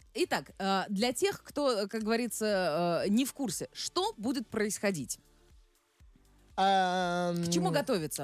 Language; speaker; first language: Russian; native; Russian